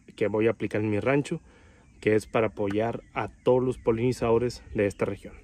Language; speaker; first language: Spanish; native; Spanish